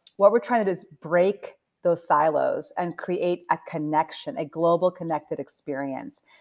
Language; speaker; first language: English; native; English